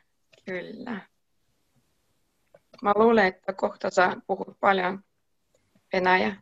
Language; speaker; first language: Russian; non-native, fluent; Finnish